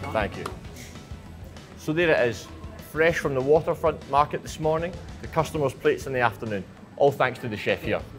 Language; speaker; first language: English; native; English